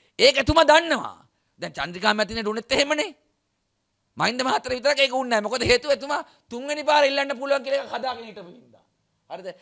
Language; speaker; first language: Sinhala; native; Sinhala